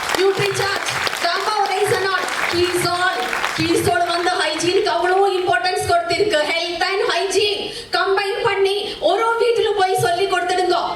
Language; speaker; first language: Tamil; non-native, learner; Malayalam